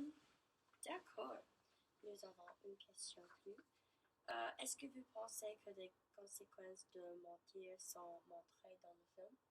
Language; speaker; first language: French; non-native, learner; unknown